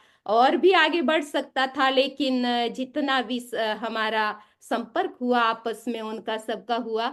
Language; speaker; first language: Hindi; native; Hindi